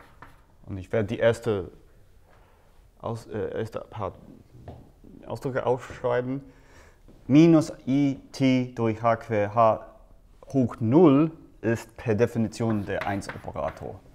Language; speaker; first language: German; non-native, fluent; English